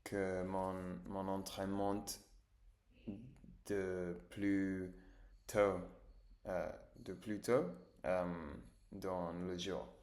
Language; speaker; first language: French; non-native, learner; English